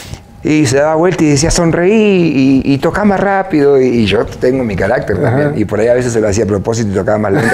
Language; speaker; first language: Spanish; native; Spanish